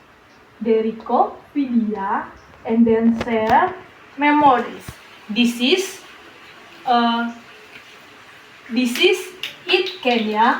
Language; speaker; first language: English; non-native, learner; Indonesian